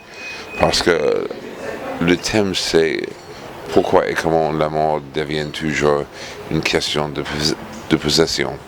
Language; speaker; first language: French; non-native, fluent; English